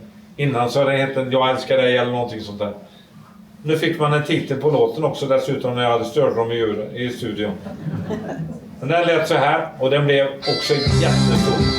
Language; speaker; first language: Swedish; native; Swedish